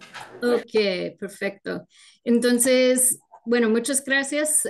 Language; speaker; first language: Spanish; non-native, fluent; English